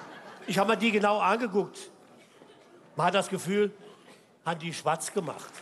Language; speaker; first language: German; native; German